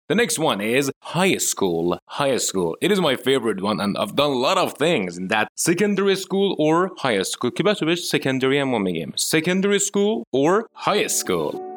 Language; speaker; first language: English; non-native, fluent; Persian